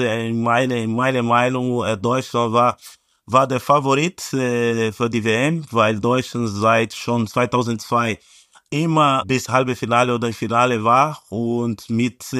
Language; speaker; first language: German; non-native, fluent; Portuguese